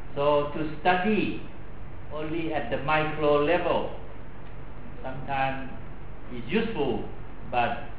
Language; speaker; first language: English; non-native, fluent; Thai